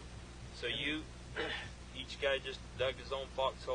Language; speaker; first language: English; native; English